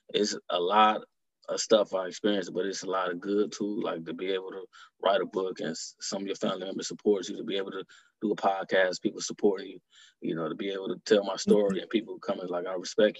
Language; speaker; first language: English; native; English